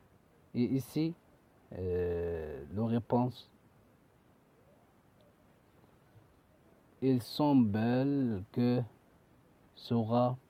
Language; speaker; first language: French; non-native, learner; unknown